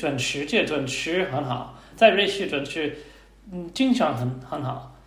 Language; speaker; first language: Chinese; non-native, learner; English